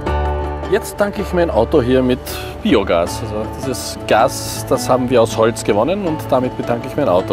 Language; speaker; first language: German; native; German